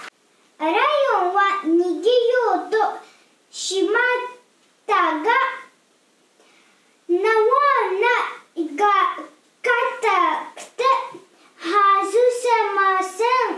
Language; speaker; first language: Japanese; non-native, learner; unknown